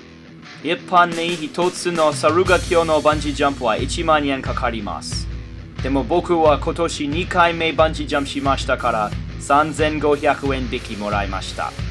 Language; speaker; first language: Japanese; non-native, learner; English